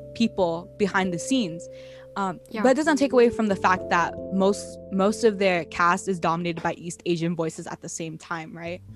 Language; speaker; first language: English; early bilingual, other home language; Filipino